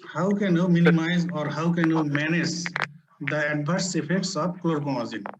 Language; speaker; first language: English; non-native, local second language; Bangla